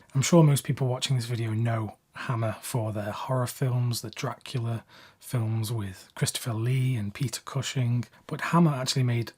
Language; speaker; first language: English; native; English